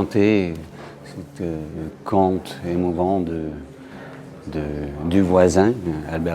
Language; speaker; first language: French; non-native, fluent; English